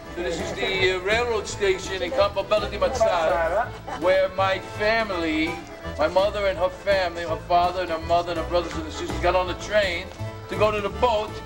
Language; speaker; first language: English; native; English